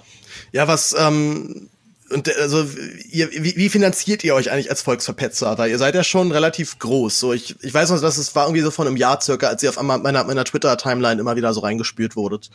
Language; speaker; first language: German; native; German